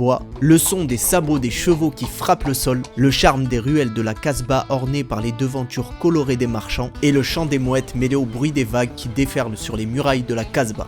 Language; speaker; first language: French; native; French